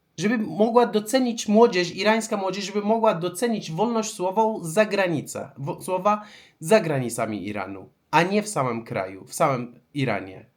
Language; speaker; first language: Polish; non-native, fluent; Persian